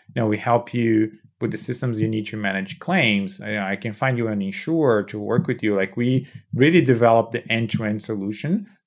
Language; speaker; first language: English; non-native, fluent; Portuguese